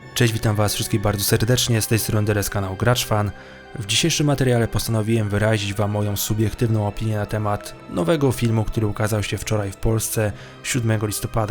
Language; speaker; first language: Polish; native; Polish